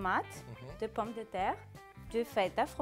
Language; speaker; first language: French; non-native, learner; Greek